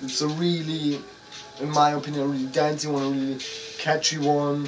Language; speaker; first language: English; non-native, fluent; German